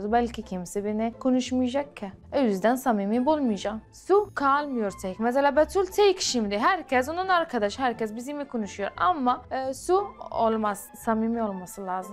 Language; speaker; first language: Turkish; non-native, learner; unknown